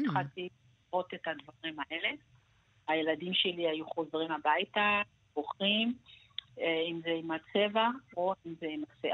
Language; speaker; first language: Hebrew; non-native, fluent; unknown